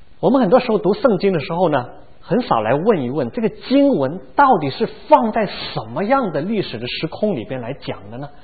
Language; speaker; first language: Chinese; non-native, local second language; Cantonese